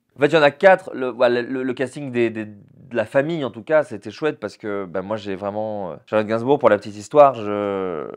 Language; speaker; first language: French; native; French